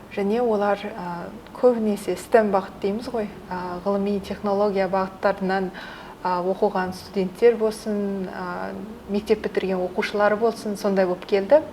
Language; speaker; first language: Kazakh; early bilingual, heritage; Kazakh